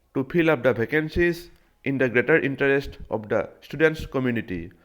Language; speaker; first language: English; non-native, local second language; Assamese